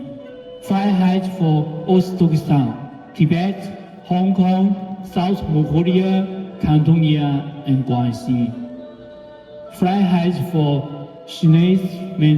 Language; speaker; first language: Dutch; non-native, learner; Cantonese